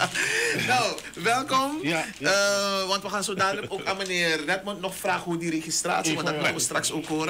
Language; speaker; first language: Dutch; native; Dutch